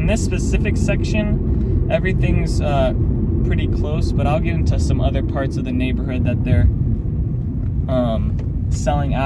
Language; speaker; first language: English; native; English